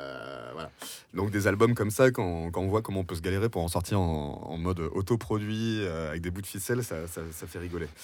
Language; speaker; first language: French; native; French